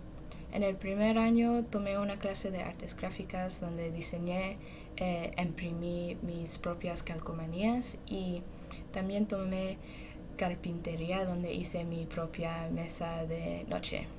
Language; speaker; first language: Spanish; early bilingual, heritage; Spanish